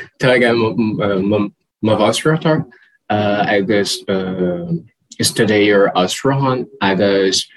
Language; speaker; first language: Irish; non-native, learner; Portuguese